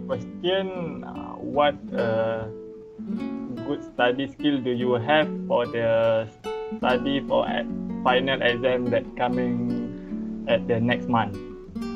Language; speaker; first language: English; non-native, learner; Malay